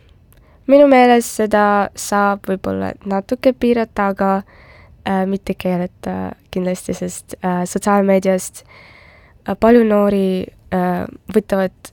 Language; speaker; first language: Estonian; non-native, local second language; Russian